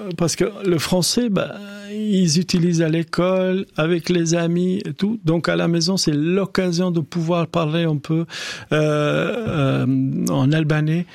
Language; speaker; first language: French; non-native, fluent; Albanian